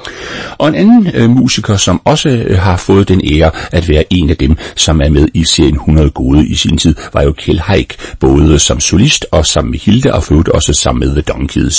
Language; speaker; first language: Danish; native; Danish